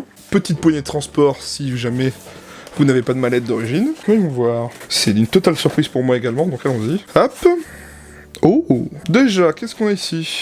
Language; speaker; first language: French; native; French